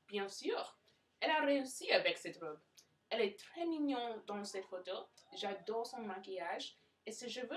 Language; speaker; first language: French; non-native, learner; English